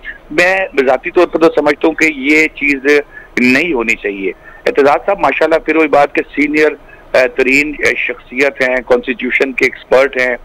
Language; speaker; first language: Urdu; non-native, local second language; Punjabi